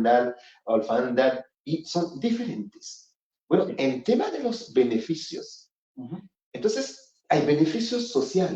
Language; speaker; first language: Spanish; non-native, fluent; Haitian Creole